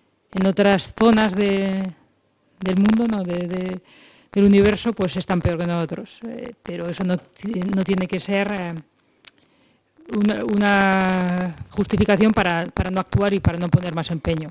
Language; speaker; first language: Spanish; native; Spanish